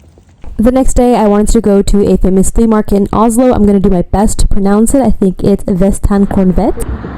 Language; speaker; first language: English; native; English